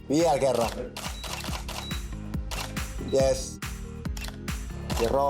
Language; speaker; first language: Finnish; native; Finnish